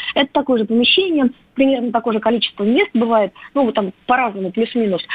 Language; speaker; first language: Russian; native; Russian